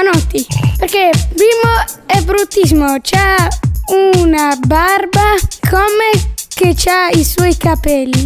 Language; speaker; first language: Italian; native; Italian